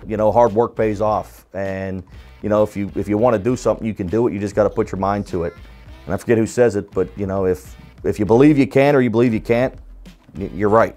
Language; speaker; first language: English; native; English